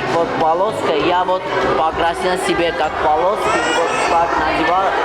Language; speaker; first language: Russian; non-native, local second language; Armenian